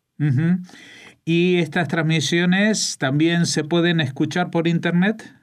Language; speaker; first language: Spanish; native; Spanish